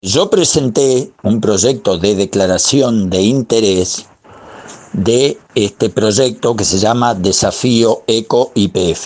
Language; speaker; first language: Spanish; native; Spanish